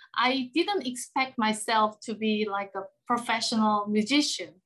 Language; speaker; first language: English; non-native, fluent; Korean